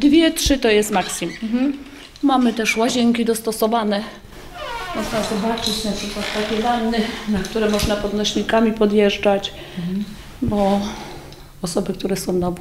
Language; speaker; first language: Polish; native; Polish